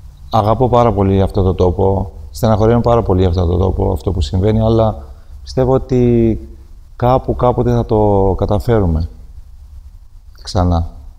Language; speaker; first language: Greek; non-native, fluent; Armenian